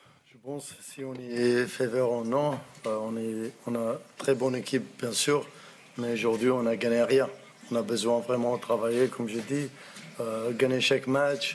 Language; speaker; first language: French; non-native, learner; Arabic